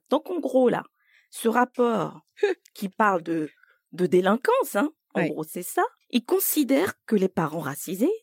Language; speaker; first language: French; native; French